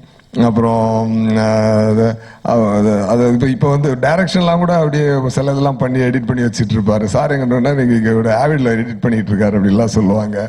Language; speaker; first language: Tamil; native; Tamil